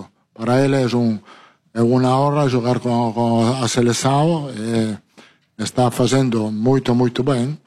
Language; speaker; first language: Portuguese; non-native, learner; Italian